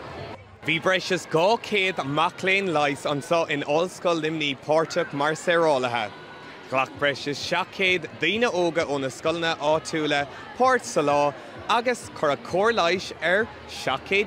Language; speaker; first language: Irish; native; Irish